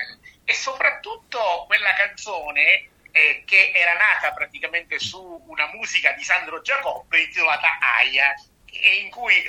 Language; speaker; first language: Italian; native; Italian